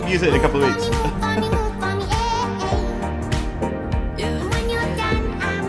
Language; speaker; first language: English; native; English